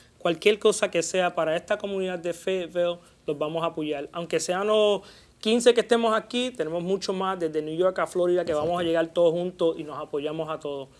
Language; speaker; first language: Spanish; early bilingual, heritage; Spanish